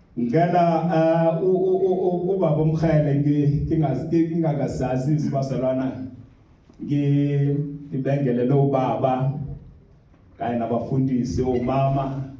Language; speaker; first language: Zulu; non-native, local second language; Southern Sotho